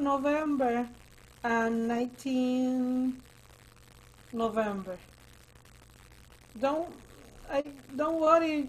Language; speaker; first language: English; non-native, learner; Spanish